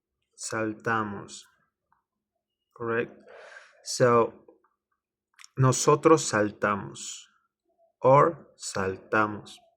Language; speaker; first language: Spanish; non-native, learner; English